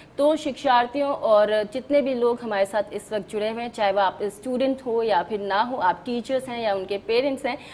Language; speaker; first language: Hindi; native; Hindi